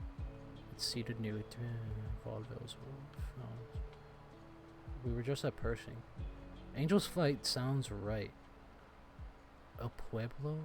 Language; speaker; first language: English; native; English